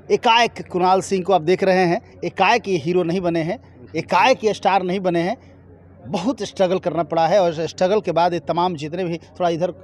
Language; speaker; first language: Hindi; native; Hindi